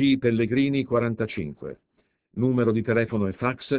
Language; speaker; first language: Italian; native; Italian